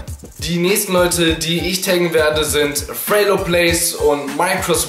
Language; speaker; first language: German; native; German